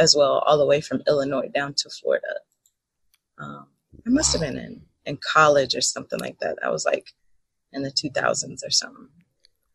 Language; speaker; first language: English; native; English